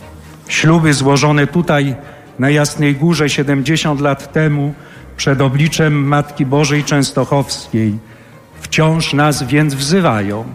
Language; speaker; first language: Polish; native; Polish